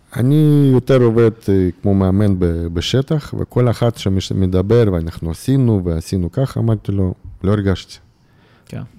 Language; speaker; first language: Hebrew; non-native, fluent; Russian